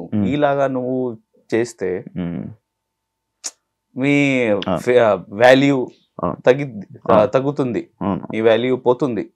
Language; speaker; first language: Telugu; non-native, learner; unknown